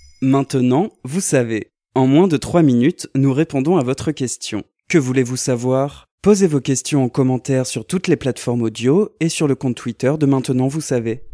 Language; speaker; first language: French; native; French